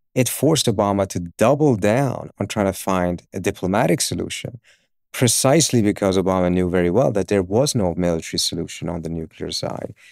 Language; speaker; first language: English; early bilingual, other home language; Swedish